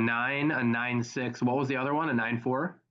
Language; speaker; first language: English; native; English